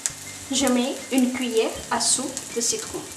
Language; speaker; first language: French; non-native, fluent; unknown